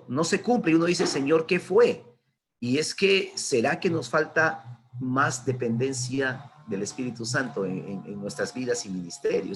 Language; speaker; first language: Spanish; native; Spanish